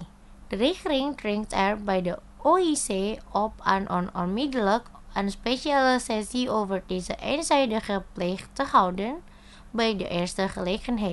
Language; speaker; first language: Dutch; non-native, fluent; Indonesian